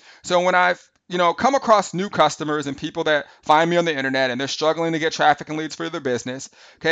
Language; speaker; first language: English; native; English